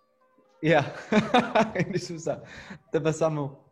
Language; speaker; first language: Indonesian; non-native, learner; Dutch